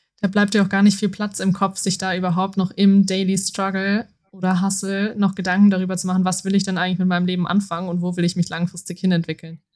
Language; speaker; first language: German; native; German